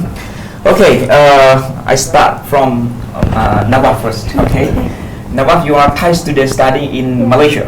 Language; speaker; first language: English; non-native, fluent; Pattani Malay